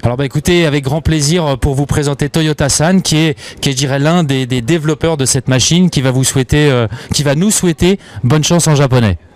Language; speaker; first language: French; native; French